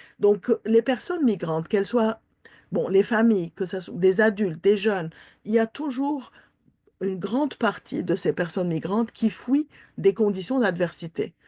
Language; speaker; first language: French; non-native, local second language; Armenian